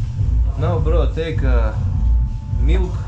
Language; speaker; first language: English; non-native, learner; Russian